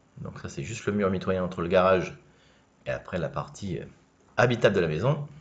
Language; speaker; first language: French; native; French